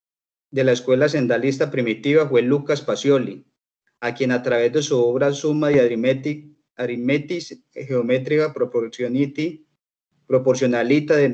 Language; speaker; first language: Spanish; native; Spanish